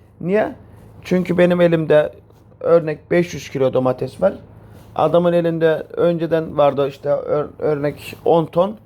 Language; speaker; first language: Turkish; native; Turkish